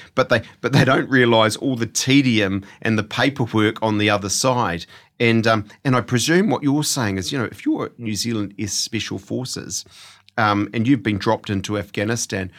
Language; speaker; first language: English; native; English